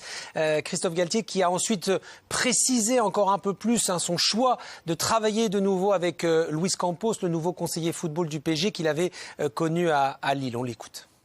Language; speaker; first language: French; native; French